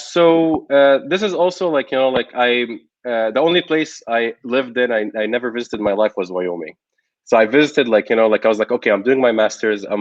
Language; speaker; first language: English; non-native, local second language; Arabic